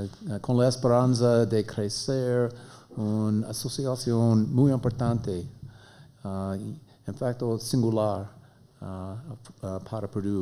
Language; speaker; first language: Spanish; non-native, learner; English